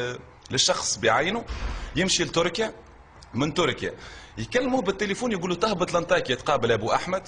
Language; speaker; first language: Arabic; native; Arabic